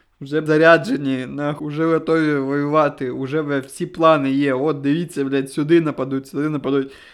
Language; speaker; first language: Ukrainian; non-native, local second language; Russian